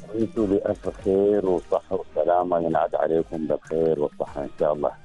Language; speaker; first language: Arabic; native; Arabic